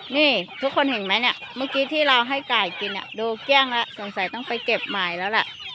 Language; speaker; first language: Thai; non-native, local second language; Hmong